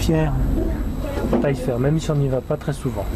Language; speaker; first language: French; native; French